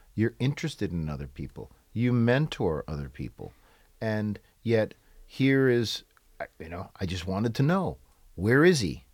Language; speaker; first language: English; native; English